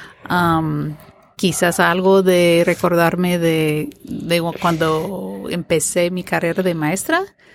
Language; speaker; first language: Spanish; non-native, fluent; English